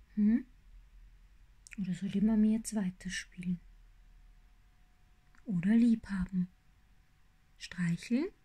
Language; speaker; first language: German; native; German